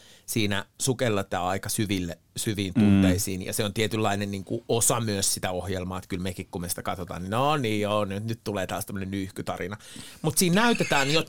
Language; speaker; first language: Finnish; native; Finnish